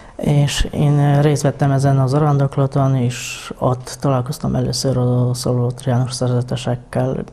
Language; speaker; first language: Hungarian; non-native, fluent; Polish